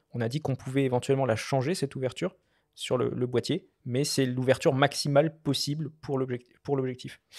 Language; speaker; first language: French; native; French